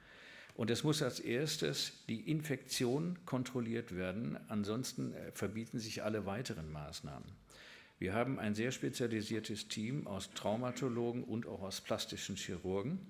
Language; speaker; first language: German; native; German